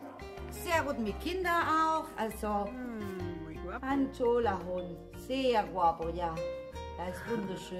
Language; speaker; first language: German; non-native, learner; Spanish